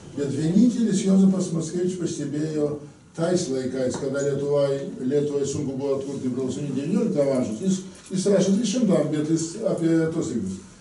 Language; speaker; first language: Lithuanian; non-native, local second language; Polish